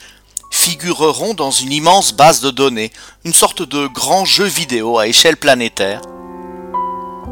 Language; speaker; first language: French; native; French